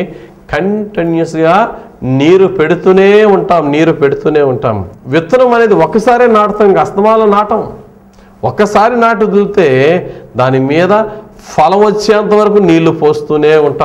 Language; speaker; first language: Telugu; native; Telugu